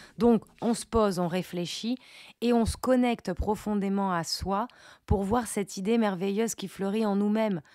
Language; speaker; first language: French; native; French